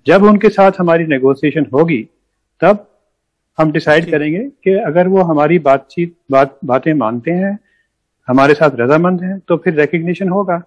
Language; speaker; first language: Hindi; native; Hindi